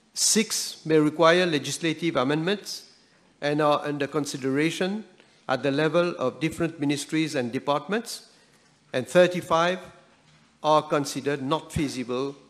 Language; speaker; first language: English; non-native, local second language; Morisyen